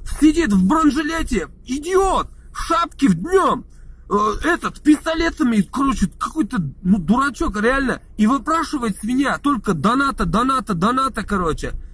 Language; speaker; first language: Russian; non-native, local second language; Chechen